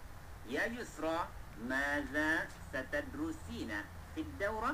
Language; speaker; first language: Arabic; non-native, fluent; Malay